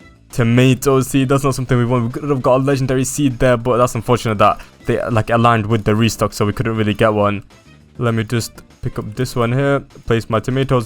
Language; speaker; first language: English; native; English